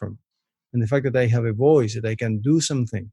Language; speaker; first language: English; non-native, fluent; Spanish